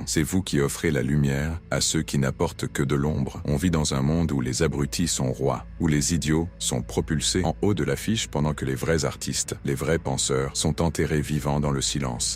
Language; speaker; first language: French; native; French